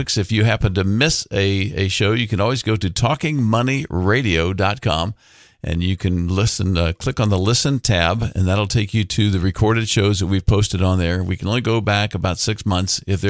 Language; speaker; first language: English; native; English